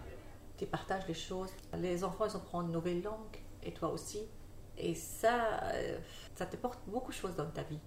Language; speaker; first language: French; non-native, learner; Arabic